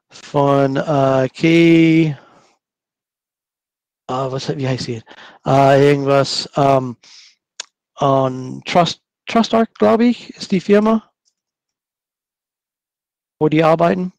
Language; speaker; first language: German; non-native, fluent; English